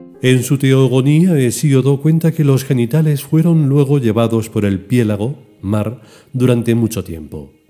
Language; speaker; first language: Spanish; native; Spanish